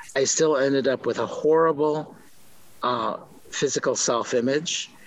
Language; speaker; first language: English; native; English